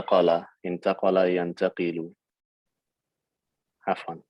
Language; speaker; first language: Arabic; non-native, fluent; English